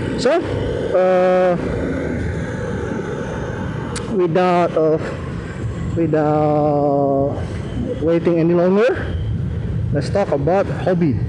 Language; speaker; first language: English; non-native, learner; Indonesian